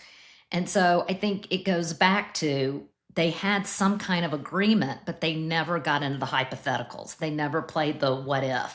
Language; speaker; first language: English; native; English